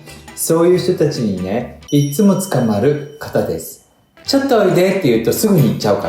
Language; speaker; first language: Japanese; native; Japanese